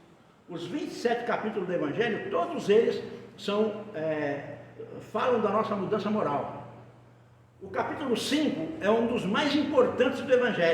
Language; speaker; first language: Portuguese; native; Portuguese